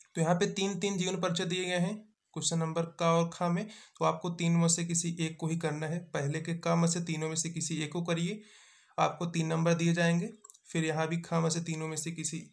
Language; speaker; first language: Hindi; native; Hindi